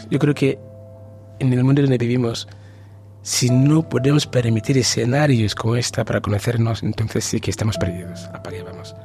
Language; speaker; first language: Spanish; non-native, fluent; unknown